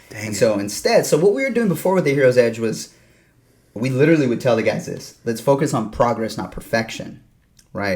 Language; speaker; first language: English; native; English